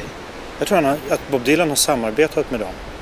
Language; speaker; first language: Swedish; native; Swedish